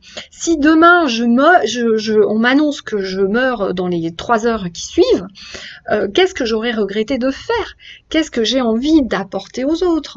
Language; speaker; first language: French; native; French